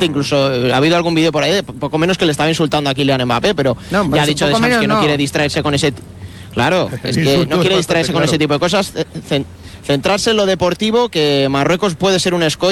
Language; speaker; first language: Spanish; native; Spanish